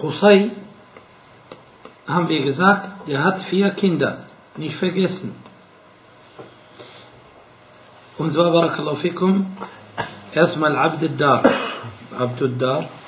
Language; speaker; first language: German; non-native, fluent; Arabic